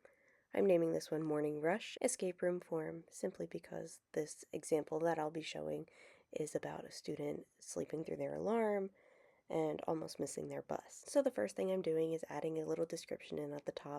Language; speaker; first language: English; native; English